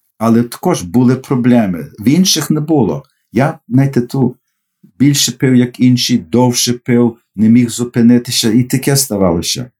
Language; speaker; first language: Ukrainian; early bilingual, heritage; Ukrainian